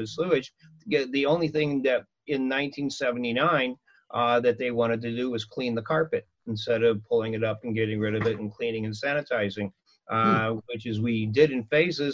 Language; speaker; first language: English; native; English